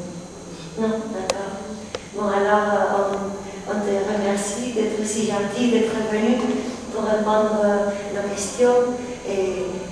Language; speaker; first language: French; non-native, fluent; Spanish